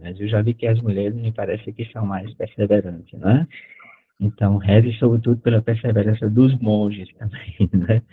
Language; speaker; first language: Portuguese; native; Portuguese